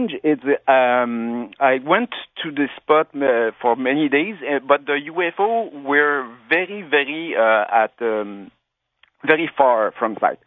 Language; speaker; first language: English; non-native, fluent; French